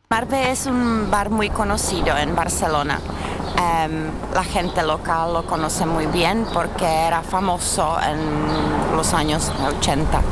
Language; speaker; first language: Spanish; non-native, fluent; Czech